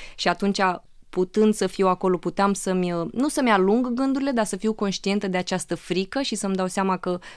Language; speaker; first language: Romanian; non-native, local second language; Russian